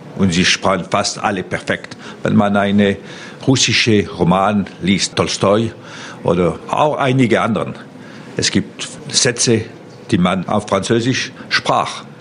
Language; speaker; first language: German; non-native, local second language; French